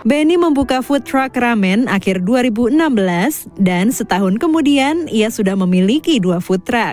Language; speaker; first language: Indonesian; native; Indonesian